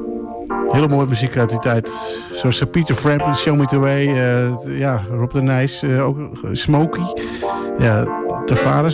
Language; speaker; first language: Dutch; native; Dutch